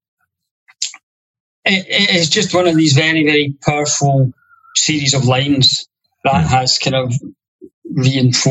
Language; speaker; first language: English; native; English